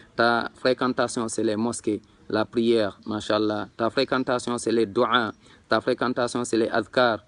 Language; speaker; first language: French; non-native, local second language; Wolof